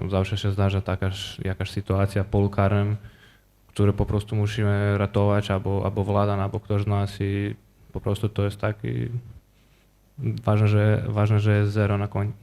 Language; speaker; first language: Polish; non-native, learner; Croatian